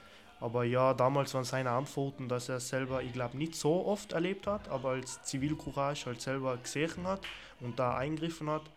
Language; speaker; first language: German; early bilingual, other home language; Turkish